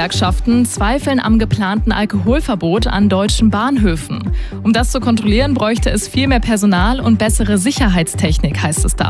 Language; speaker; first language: German; native; German